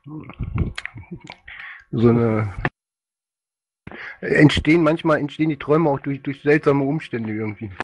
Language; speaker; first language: German; native; German